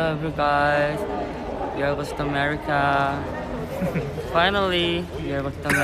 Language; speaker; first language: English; non-native, learner; Korean